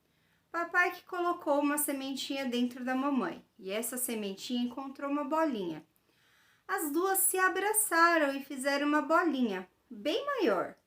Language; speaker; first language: Portuguese; native; Portuguese